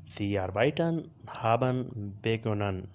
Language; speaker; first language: German; non-native, learner; Urdu